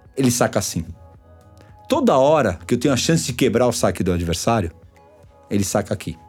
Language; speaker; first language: Portuguese; early bilingual, other home language; Spanish